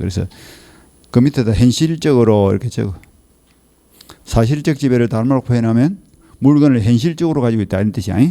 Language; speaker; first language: Korean; native; Korean